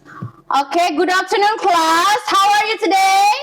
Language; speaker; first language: English; non-native, learner; Indonesian